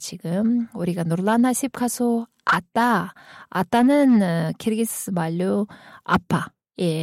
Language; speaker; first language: Korean; non-native, fluent; Kyrgyz